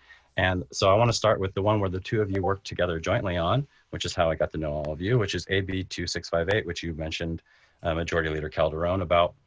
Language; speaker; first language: English; native; English